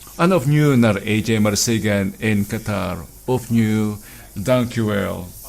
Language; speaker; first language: Dutch; non-native, fluent; Filipino